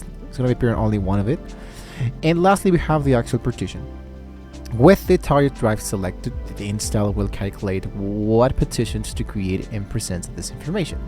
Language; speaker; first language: English; non-native, fluent; Spanish